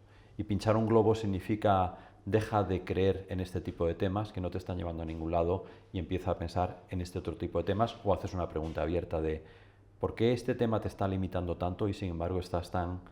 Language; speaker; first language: Spanish; native; Spanish